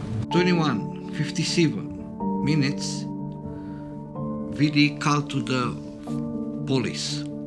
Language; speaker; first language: English; non-native, learner; Romanian